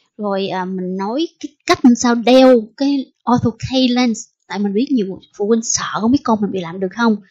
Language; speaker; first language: Vietnamese; early bilingual, heritage; Vietnamese